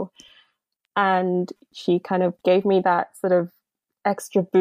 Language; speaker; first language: English; non-native, local second language; Yoruba